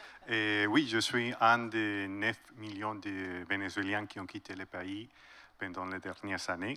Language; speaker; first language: French; non-native, fluent; Spanish